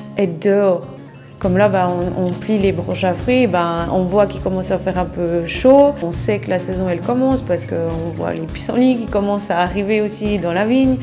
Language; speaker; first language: French; native; French